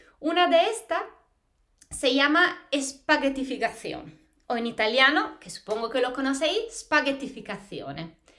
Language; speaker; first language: Spanish; non-native, fluent; Italian